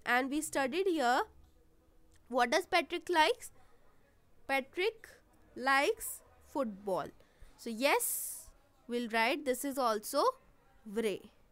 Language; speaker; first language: English; non-native, local second language; Hindi